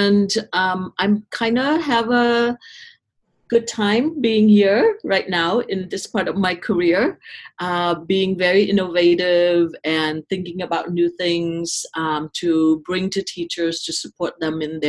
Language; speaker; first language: English; non-native, fluent; Vietnamese